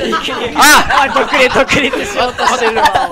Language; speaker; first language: Japanese; native; Japanese